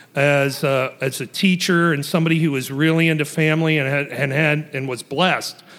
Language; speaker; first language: English; native; English